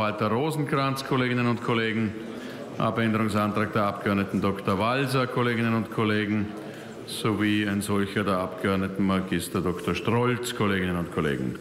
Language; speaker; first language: German; native; German